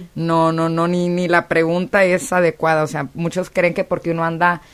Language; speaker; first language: Spanish; native; Spanish